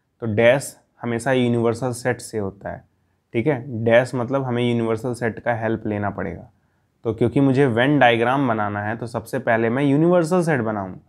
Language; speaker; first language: Hindi; native; Hindi